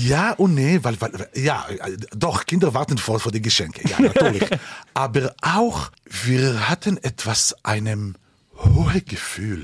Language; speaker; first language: German; non-native, learner; Hebrew